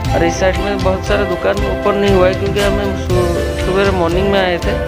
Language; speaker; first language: Hindi; non-native, local second language; Odia